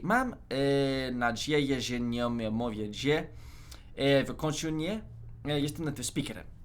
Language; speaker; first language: Polish; non-native, learner; English